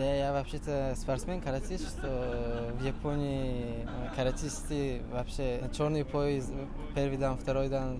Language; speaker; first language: Russian; non-native, learner; Uzbek